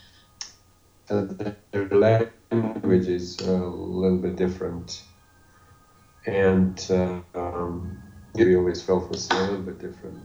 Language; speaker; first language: English; non-native, fluent; Bosnian